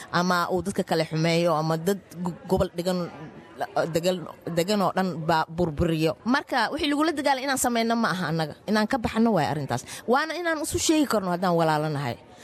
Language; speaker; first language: Somali; native; Somali